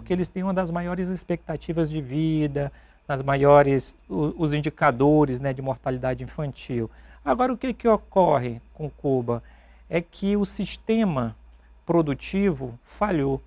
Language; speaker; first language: Portuguese; native; Portuguese